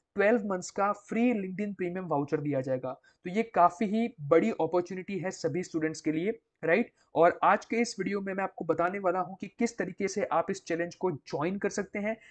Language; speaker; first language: Hindi; non-native, local second language; Gujarati